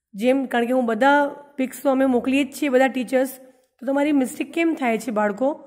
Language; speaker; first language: Hindi; non-native, local second language; Gujarati